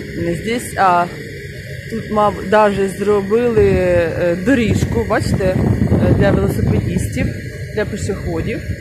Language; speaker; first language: Ukrainian; non-native, local second language; Russian